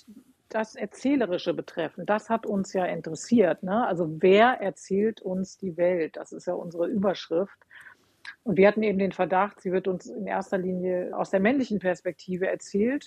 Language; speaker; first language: German; native; German